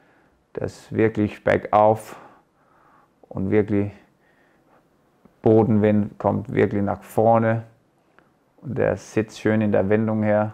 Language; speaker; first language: German; non-native, fluent; Danish